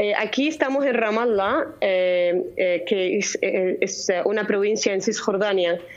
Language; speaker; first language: Spanish; non-native, fluent; Arabic